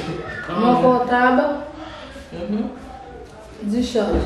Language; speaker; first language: French; non-native, learner; Haitian Creole